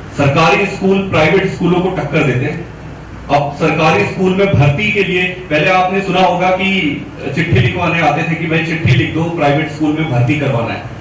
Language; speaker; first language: Hindi; native; Hindi